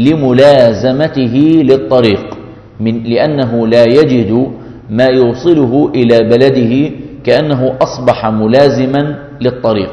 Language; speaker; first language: Arabic; native; Arabic